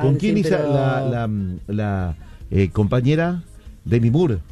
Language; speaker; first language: Spanish; native; Spanish